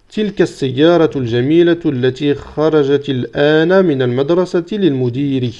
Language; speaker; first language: Arabic; non-native, fluent; French